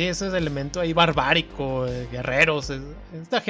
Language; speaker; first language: Spanish; native; Spanish